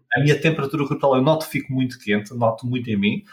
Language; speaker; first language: Portuguese; native; Portuguese